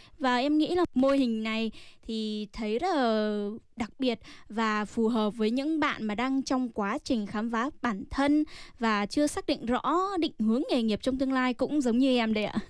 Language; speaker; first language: Vietnamese; native; Vietnamese